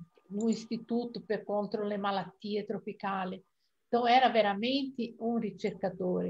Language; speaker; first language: Italian; non-native, fluent; Portuguese